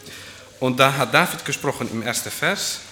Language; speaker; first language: German; non-native, fluent; Dutch